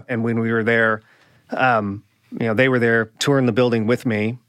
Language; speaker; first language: English; native; English